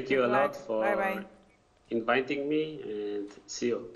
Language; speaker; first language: English; non-native, fluent; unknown